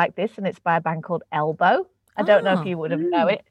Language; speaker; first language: English; native; English